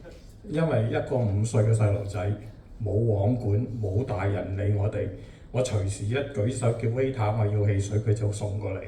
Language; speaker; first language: Cantonese; native; Cantonese